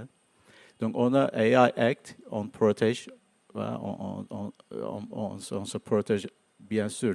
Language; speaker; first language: French; non-native, learner; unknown